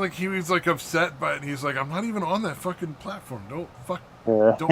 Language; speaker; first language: English; native; English